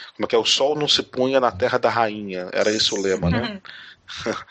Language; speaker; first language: Portuguese; native; Portuguese